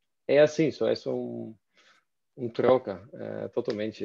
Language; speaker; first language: Portuguese; non-native, fluent; Dutch